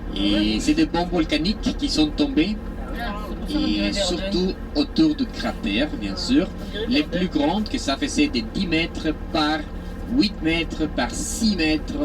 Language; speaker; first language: French; non-native, fluent; Spanish